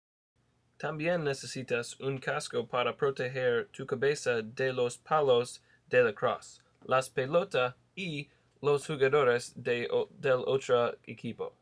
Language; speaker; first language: Spanish; non-native, learner; English